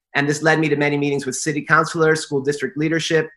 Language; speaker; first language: English; native; English